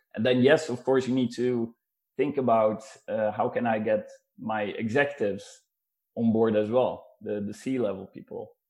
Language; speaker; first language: English; non-native, fluent; Dutch